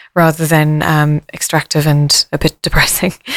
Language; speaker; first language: English; native; English